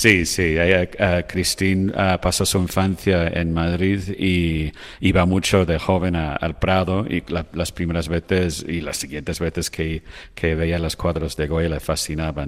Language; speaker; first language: Spanish; non-native, fluent; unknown